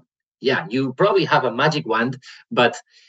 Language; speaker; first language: English; non-native, fluent; Spanish